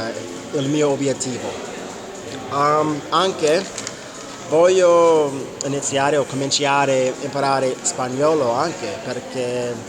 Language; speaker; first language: Italian; non-native, learner; English